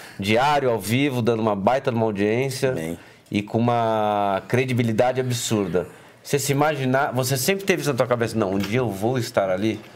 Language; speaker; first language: Portuguese; native; Portuguese